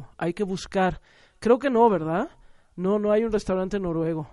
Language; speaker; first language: Spanish; native; Spanish